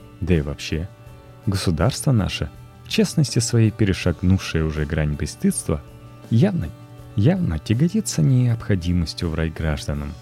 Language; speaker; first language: Russian; native; Russian